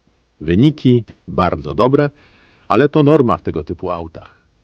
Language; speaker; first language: Polish; native; Polish